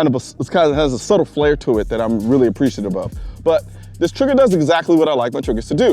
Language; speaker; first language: English; native; English